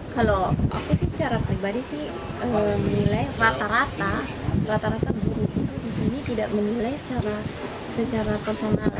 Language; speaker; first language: Indonesian; native; Indonesian